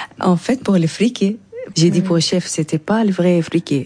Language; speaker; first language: French; non-native, learner; Arabic